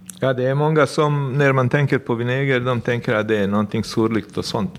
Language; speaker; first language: Swedish; non-native, fluent; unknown